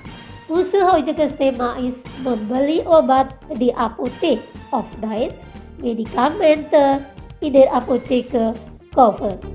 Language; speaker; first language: German; non-native, fluent; Indonesian